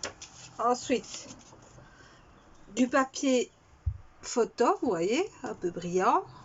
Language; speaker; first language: French; native; French